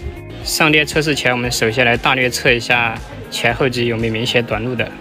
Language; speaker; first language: Chinese; native; Chinese